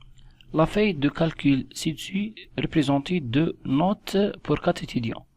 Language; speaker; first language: French; non-native, local second language; Arabic